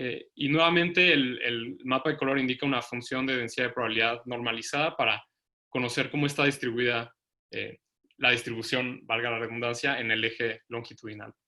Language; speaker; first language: Spanish; native; Spanish